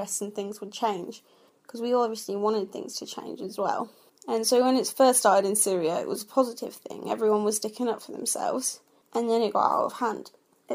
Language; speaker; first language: English; non-native, fluent; Arabic